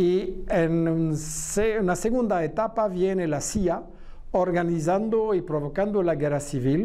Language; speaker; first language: Spanish; non-native, fluent; French